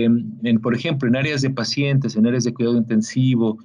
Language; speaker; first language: Spanish; native; Spanish